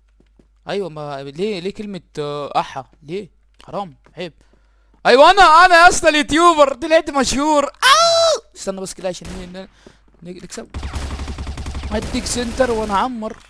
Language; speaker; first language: Arabic; native; Arabic